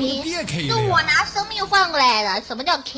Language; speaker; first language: Chinese; native; Chinese